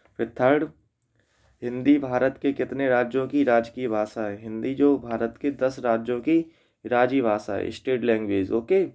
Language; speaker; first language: Hindi; native; Hindi